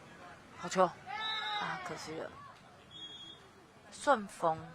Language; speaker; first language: Chinese; native; Chinese